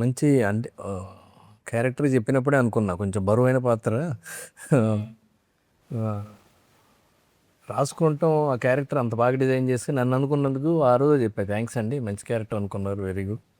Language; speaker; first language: Telugu; native; Telugu